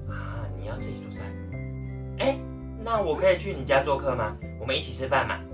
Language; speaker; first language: Chinese; native; Chinese